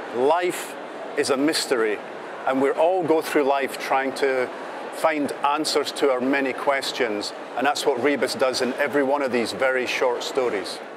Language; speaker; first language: English; native; English